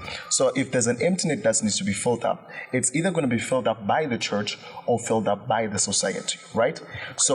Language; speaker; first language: English; non-native, local second language; Zulu